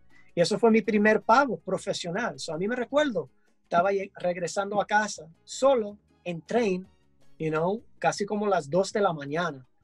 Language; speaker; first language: Spanish; early bilingual, heritage; English